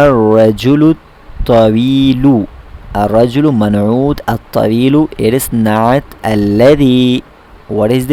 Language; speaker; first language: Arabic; non-native, fluent; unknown